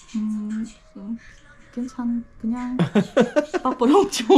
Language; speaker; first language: Korean; early bilingual, heritage; Korean